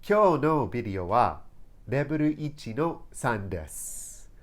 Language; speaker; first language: Japanese; non-native, fluent; English